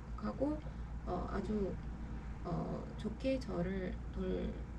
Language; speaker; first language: Korean; non-native, fluent; Persian